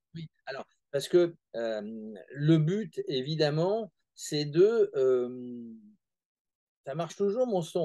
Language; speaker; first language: French; native; French